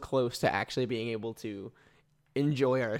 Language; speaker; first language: English; native; English